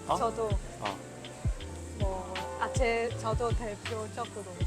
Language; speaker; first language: Korean; non-native, fluent; Vietnamese